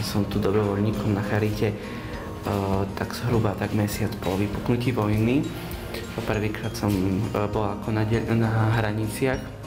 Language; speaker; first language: Slovak; non-native, learner; Ukrainian